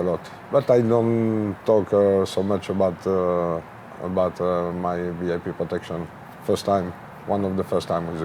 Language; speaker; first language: English; non-native, learner; French